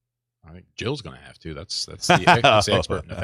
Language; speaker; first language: English; native; English